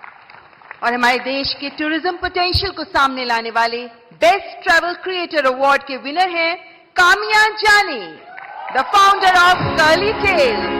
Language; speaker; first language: Hindi; native; Hindi